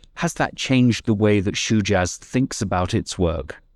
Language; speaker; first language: English; native; English